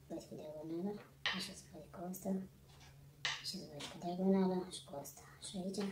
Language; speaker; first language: Romanian; non-native, learner; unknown